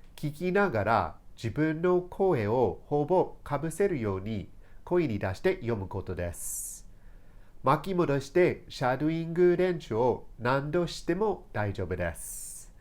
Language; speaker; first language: Japanese; non-native, fluent; English